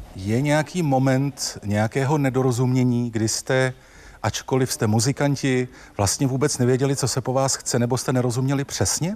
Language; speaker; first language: Czech; native; Czech